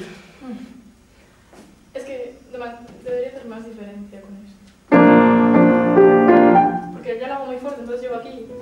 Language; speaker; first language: Spanish; non-native, fluent; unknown